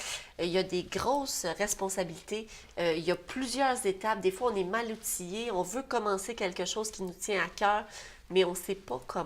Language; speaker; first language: French; native; French